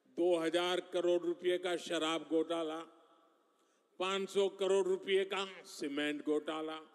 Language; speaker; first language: Hindi; non-native, local second language; Gujarati